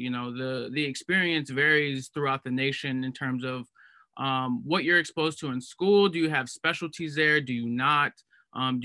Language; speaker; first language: English; native; English